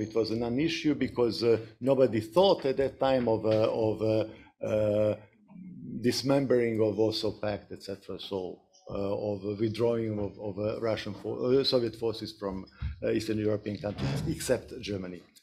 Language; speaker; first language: English; non-native, fluent; Serbian